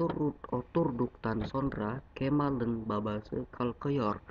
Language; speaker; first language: Turkish; non-native, learner; Indonesian